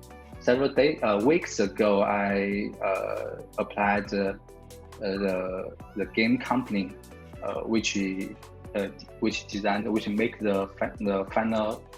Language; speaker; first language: English; non-native, learner; Chinese